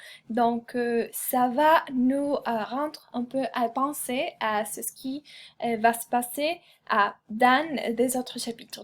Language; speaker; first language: French; non-native, fluent; Spanish